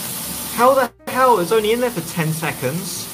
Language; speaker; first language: English; native; English